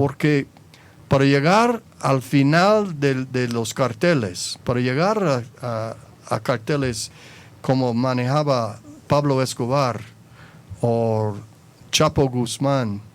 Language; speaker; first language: Spanish; non-native, fluent; English